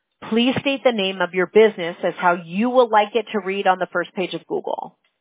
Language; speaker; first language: English; early bilingual, other home language; Spanish